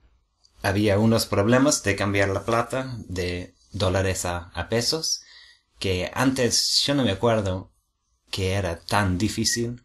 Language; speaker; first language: Spanish; non-native, fluent; English